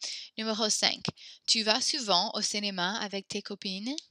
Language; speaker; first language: French; non-native, fluent; English